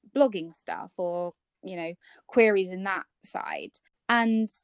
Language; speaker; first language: English; native; English